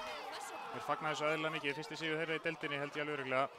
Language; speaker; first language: Icelandic; native; Icelandic